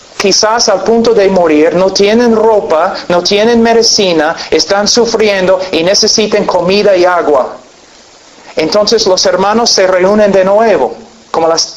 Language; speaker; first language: Spanish; non-native, fluent; English